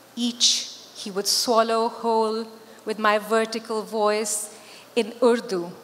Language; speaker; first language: English; non-native, local second language; Urdu